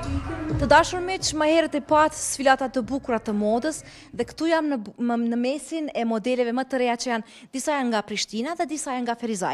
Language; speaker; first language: Albanian; native; Albanian